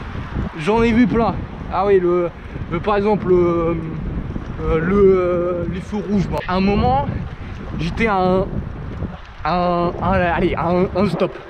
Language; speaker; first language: French; native; French